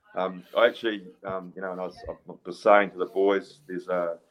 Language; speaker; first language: English; native; English